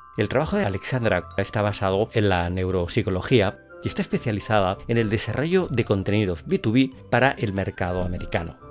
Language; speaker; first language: Spanish; native; Spanish